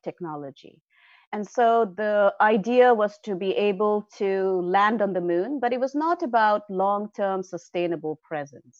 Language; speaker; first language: English; non-native, local second language; Assamese